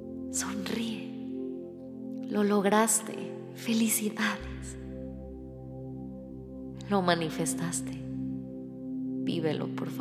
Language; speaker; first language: Spanish; native; Spanish